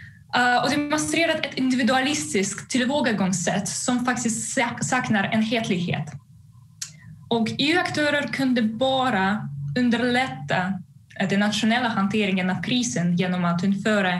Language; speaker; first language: Swedish; non-native, fluent; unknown